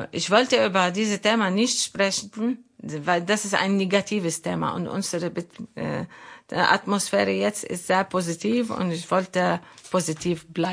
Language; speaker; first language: German; non-native, learner; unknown